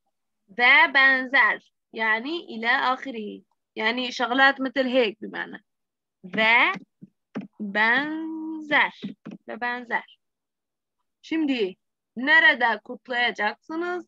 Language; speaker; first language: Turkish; non-native, fluent; Arabic